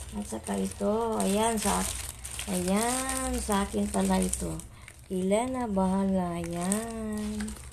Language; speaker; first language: Filipino; non-native, local second language; Cebuano